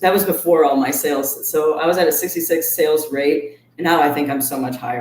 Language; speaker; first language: English; native; English